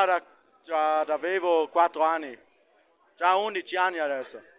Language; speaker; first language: Italian; non-native, local second language; German